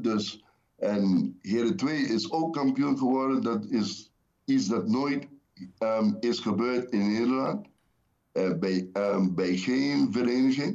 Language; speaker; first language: Dutch; non-native, local second language; Papiamento